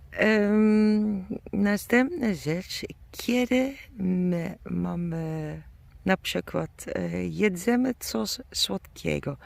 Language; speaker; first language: Polish; non-native, learner; German